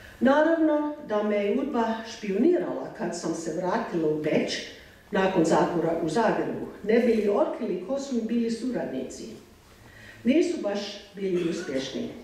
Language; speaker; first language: Croatian; non-native, fluent; English